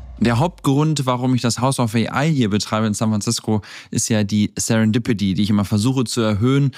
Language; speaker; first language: German; native; German